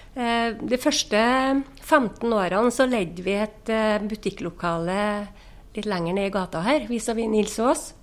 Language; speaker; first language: Norwegian; native; Norwegian